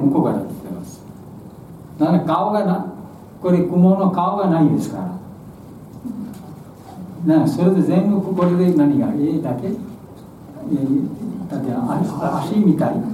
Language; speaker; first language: Japanese; non-native, learner; Bangla